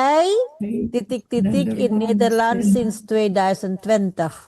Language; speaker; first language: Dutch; non-native, fluent; Indonesian